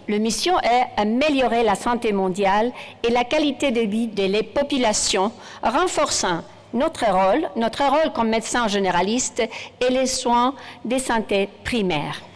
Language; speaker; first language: French; non-native, fluent; Spanish